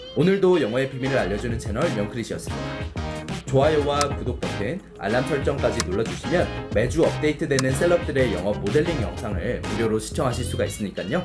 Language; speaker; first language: Korean; native; Korean